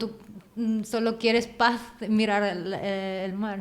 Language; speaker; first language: Spanish; non-native, fluent; Filipino